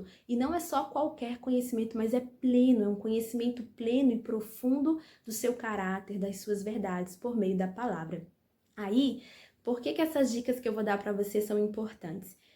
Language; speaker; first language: Portuguese; native; Portuguese